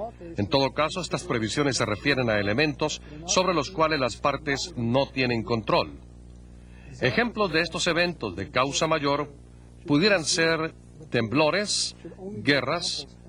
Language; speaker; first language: Spanish; native; Spanish